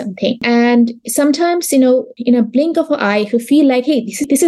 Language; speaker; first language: English; non-native, local second language; Bangla